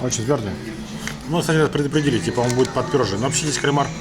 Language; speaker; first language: Russian; native; Russian